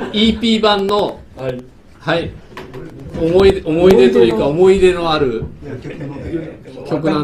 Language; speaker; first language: Japanese; native; Japanese